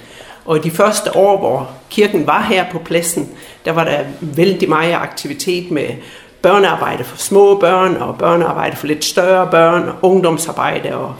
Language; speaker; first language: Danish; native; Danish